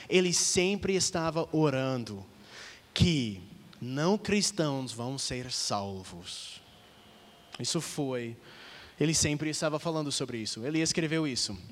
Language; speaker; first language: Portuguese; non-native, fluent; English